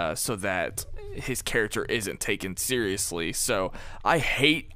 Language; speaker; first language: English; native; English